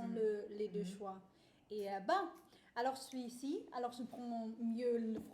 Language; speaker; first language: French; non-native, fluent; German